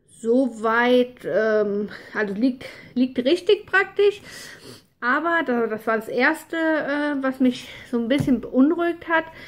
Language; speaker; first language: German; native; German